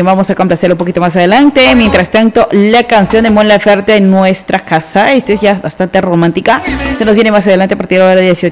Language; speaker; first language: Spanish; native; Spanish